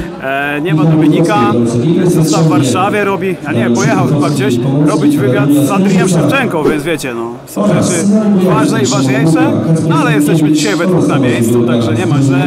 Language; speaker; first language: Polish; native; Polish